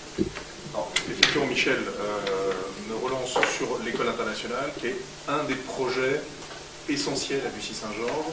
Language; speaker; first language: French; native; French